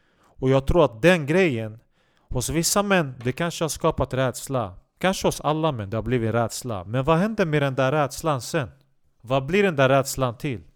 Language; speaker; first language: Swedish; non-native, local second language; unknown